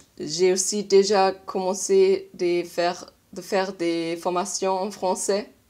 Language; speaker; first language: French; non-native, learner; German